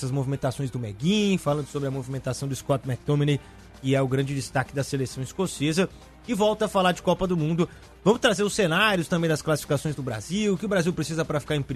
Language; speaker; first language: Portuguese; native; Portuguese